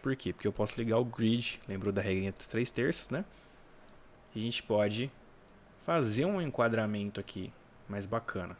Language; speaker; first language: Portuguese; native; Portuguese